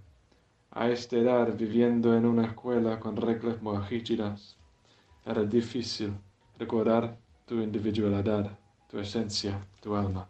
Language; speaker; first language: Spanish; non-native, fluent; English